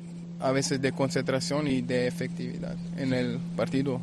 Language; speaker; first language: Spanish; non-native, fluent; German